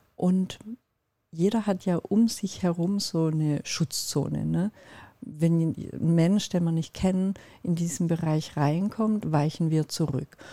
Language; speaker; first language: German; non-native, fluent; Turkish